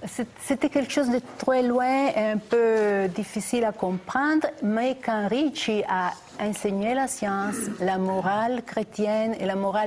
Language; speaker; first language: French; non-native, fluent; Italian